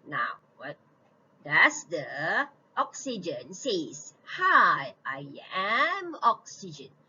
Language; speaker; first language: English; non-native, local second language; Malay